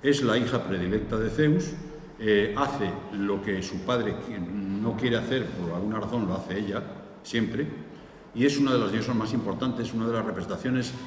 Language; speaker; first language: Spanish; native; Spanish